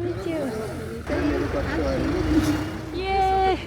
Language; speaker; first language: English; non-native, learner; Japanese